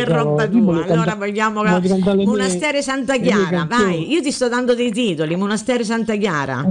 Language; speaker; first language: Italian; native; Italian